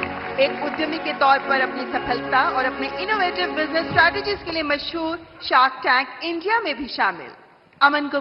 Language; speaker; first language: Hindi; native; Hindi